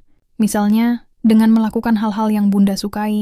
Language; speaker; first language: Indonesian; native; Indonesian